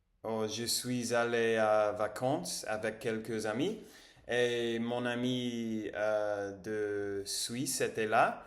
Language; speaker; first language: French; non-native, learner; English